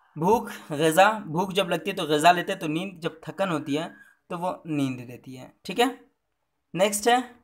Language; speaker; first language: Hindi; native; Hindi